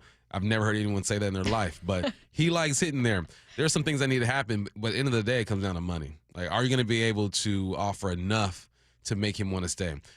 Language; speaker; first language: English; native; English